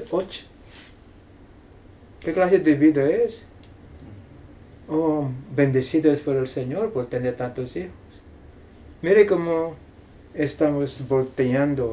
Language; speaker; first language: Spanish; non-native, fluent; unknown